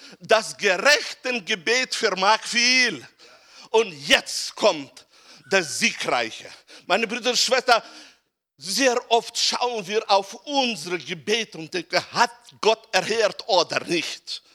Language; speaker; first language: German; non-native, fluent; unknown